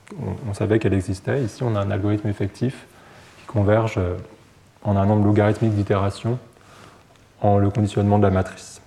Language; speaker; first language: French; native; French